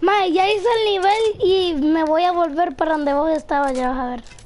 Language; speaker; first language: Spanish; early bilingual, heritage; Spanish